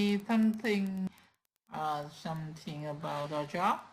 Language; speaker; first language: English; non-native, learner; Vietnamese